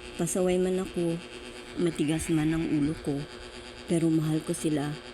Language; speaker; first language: Filipino; non-native, local second language; Cebuano